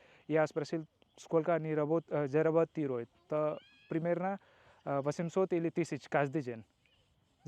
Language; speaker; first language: Russian; non-native, learner; Hindi